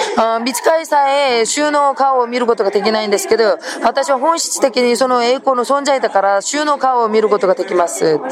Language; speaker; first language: Japanese; non-native, fluent; Korean